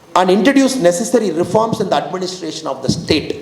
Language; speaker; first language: English; non-native, local second language; Tamil